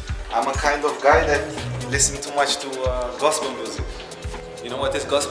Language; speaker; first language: English; non-native, learner; Portuguese